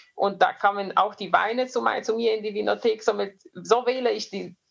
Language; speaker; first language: German; non-native, fluent; Polish